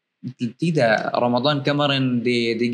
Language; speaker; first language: Indonesian; non-native, learner; Arabic